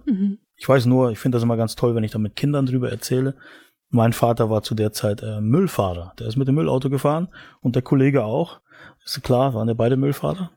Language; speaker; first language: German; native; German